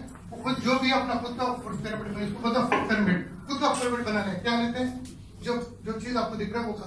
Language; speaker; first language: Hindi; native; Hindi